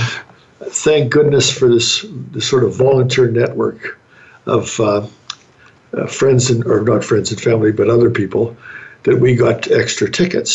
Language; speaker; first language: English; native; English